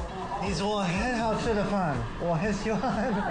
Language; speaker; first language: Chinese; non-native, learner; English